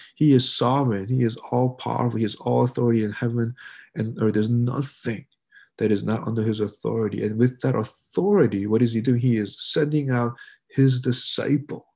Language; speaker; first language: English; early bilingual, other home language; Korean